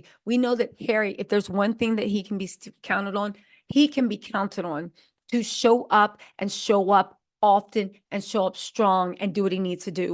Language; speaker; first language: English; native; English